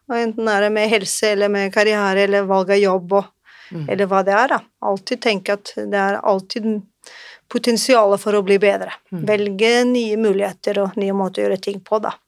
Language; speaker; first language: Norwegian; non-native, fluent; Portuguese